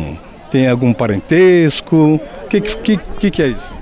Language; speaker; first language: Portuguese; native; Portuguese